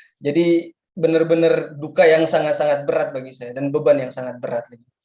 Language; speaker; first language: Indonesian; native; Indonesian